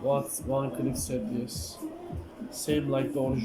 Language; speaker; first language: English; non-native, learner; Turkish